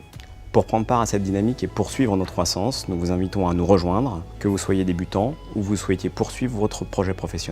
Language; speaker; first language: French; native; French